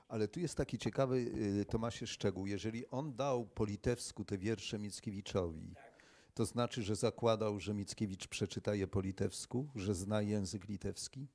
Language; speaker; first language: Polish; native; Polish